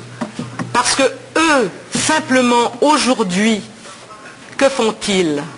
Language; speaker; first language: French; native; French